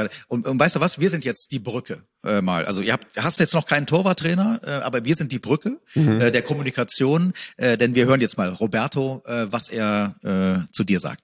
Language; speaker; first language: German; native; German